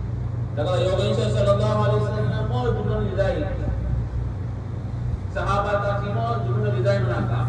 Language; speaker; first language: Japanese; non-native, learner; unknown